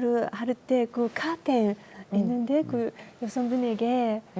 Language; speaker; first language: Korean; non-native, learner; Japanese